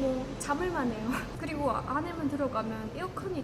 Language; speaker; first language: Korean; non-native, fluent; Estonian